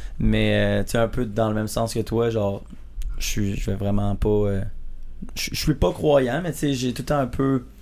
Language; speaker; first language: French; native; French